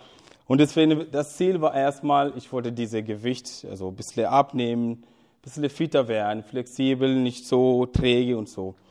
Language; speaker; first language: German; non-native, fluent; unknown